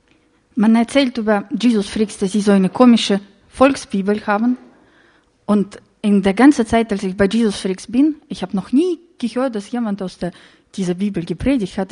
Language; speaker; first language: German; non-native, fluent; Russian